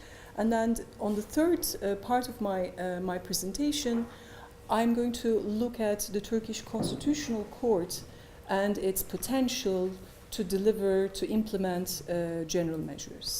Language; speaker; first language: English; non-native, fluent; Turkish